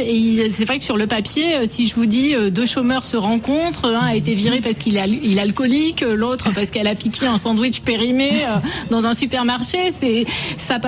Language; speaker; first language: French; native; French